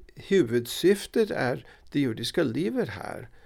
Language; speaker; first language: Swedish; non-native, fluent; English